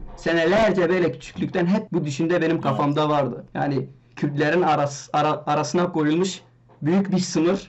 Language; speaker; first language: Turkish; non-native, local second language; Kurdish